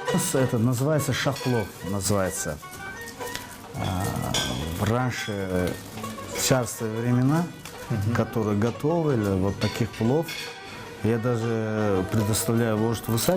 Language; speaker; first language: Russian; non-native, learner; Azerbaijani